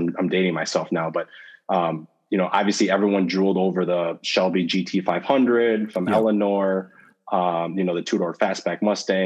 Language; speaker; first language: English; native; English